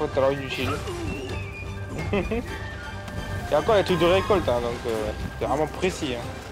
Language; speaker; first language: French; native; French